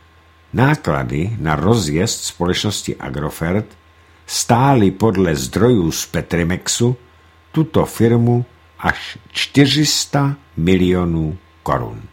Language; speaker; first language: Czech; native; Czech